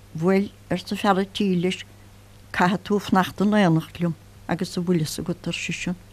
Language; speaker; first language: Irish; native; Irish